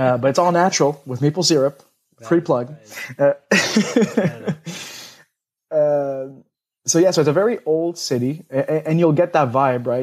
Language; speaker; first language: English; native; English